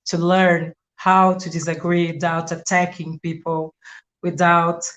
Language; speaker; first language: English; non-native, fluent; Portuguese